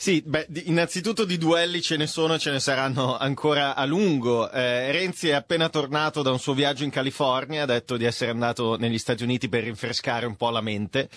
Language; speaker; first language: Italian; native; Italian